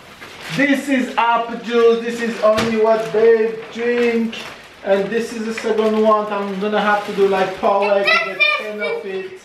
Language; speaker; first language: English; non-native, fluent; French